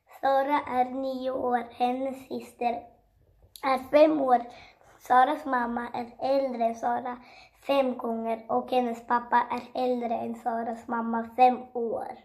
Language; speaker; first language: Swedish; early bilingual, other home language; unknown